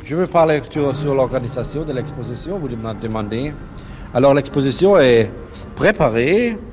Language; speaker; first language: French; non-native, learner; German